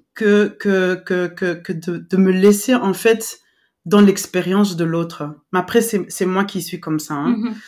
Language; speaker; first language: French; non-native, local second language; Lingala